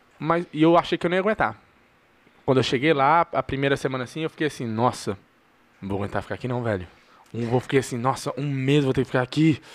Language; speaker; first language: Portuguese; early bilingual, heritage; Portuguese